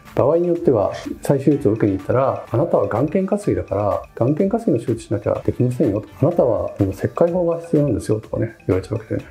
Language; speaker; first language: Japanese; native; Japanese